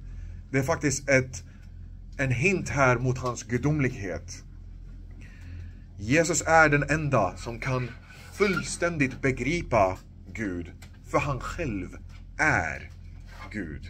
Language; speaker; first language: Swedish; non-native, local second language; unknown